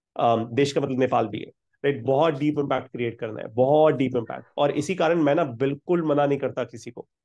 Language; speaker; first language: Hindi; native; Hindi